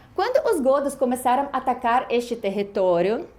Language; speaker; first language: Portuguese; non-native, fluent; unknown